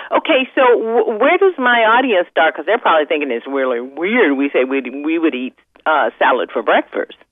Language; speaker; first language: English; native; English